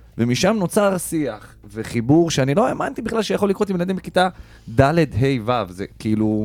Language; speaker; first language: Hebrew; native; Hebrew